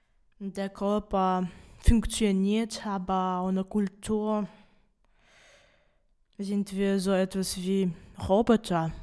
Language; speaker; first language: German; non-native, fluent; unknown